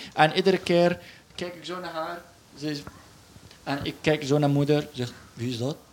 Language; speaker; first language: Dutch; non-native, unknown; Arabic